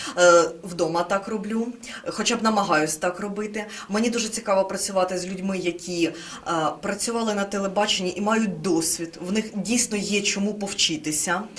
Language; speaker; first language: Ukrainian; non-native, local second language; Russian